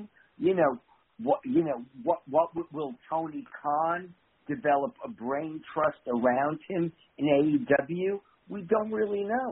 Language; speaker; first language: English; native; English